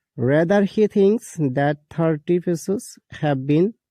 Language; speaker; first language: English; non-native, local second language; Assamese